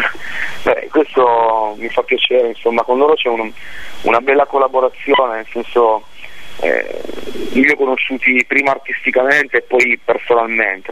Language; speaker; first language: Italian; native; Italian